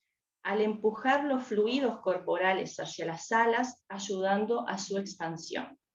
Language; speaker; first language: Spanish; native; Spanish